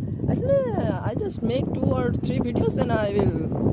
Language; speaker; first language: English; non-native, local second language; Bangla